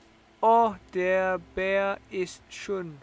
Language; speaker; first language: German; non-native, learner; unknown